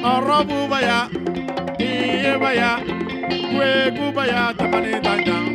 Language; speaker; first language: English; non-native, learner; Bambara